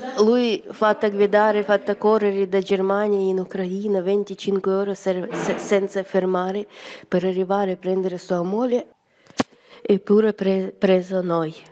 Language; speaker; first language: Italian; non-native, learner; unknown